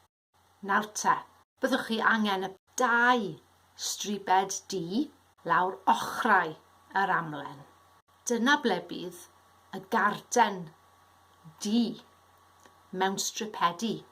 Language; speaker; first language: Welsh; native; Welsh